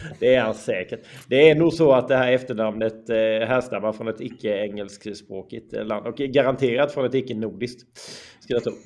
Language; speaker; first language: Swedish; native; Swedish